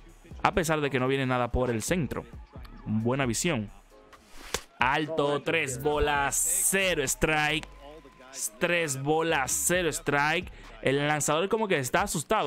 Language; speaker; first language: Spanish; native; Spanish